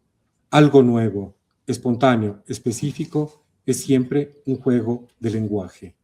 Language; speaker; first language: Spanish; native; Spanish